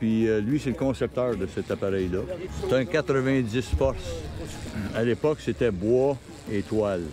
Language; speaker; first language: French; native; French